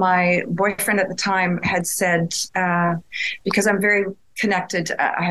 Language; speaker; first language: English; native; English